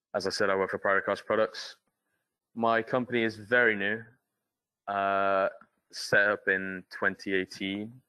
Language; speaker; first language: English; native; English